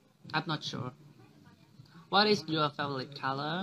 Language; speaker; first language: English; non-native, learner; Thai